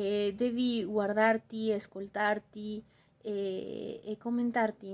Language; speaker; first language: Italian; non-native, learner; Spanish